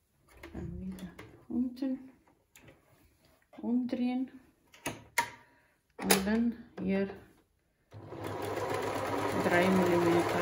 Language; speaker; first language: German; non-native, learner; Croatian